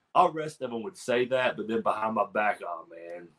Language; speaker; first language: English; native; English